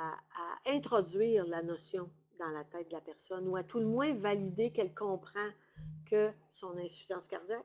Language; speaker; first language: French; native; French